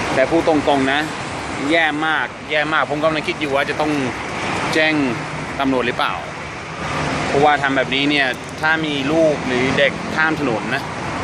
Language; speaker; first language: Thai; non-native, fluent; English